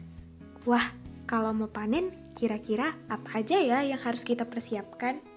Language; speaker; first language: Indonesian; native; Indonesian